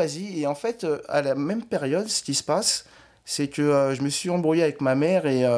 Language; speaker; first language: French; native; French